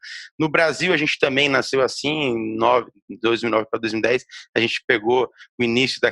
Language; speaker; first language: Portuguese; native; Portuguese